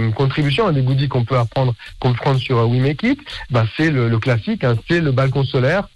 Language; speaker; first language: French; native; French